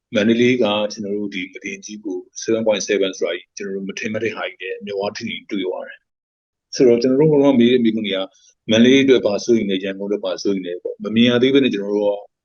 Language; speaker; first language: Burmese; native; Burmese